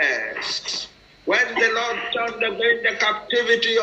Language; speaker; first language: English; non-native, local second language; Yoruba